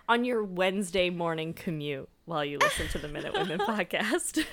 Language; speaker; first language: English; native; English